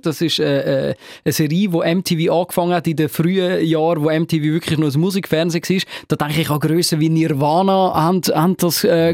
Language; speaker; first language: German; native; German